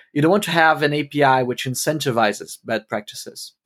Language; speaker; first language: English; non-native, fluent; Portuguese